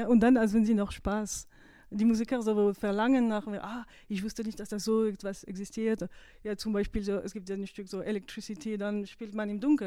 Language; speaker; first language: German; non-native, fluent; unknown